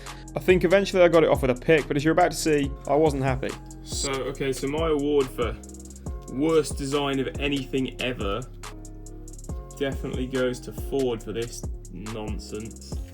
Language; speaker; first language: English; native; English